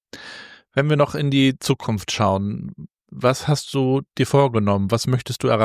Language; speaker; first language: German; native; German